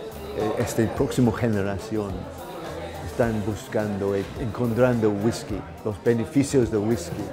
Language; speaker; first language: Spanish; non-native, learner; English